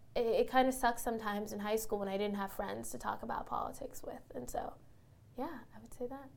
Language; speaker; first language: English; native; English